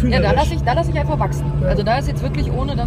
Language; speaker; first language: German; native; German